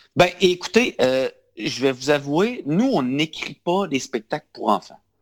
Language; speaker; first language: French; native; French